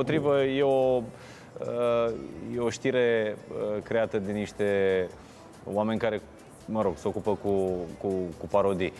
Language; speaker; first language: Romanian; native; Romanian